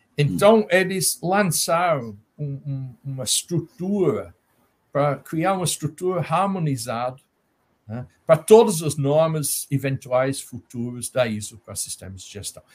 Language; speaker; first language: Portuguese; non-native, fluent; English